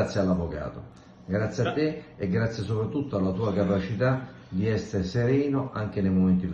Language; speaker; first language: Italian; native; Italian